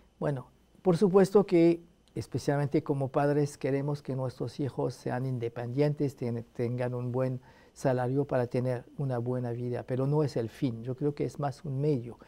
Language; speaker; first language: Spanish; non-native, fluent; Arabic